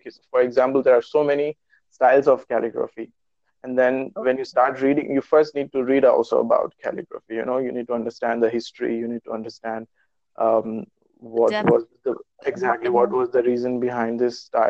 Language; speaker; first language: English; non-native, local second language; Urdu